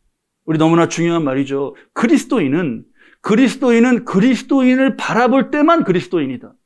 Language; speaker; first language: Korean; native; Korean